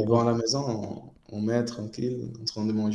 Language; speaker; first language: French; non-native, fluent; Portuguese